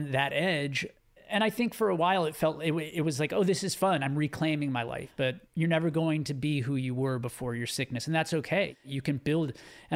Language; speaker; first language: English; native; English